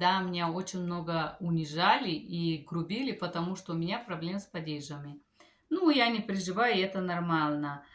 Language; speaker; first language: Russian; non-native, fluent; Bulgarian